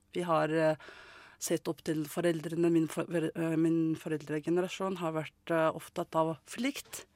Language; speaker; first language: Norwegian; non-native, learner; Mongolian